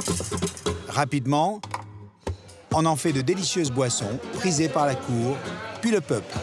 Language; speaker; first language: French; native; French